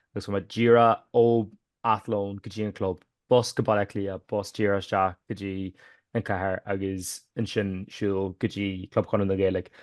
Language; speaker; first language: Irish; native; Irish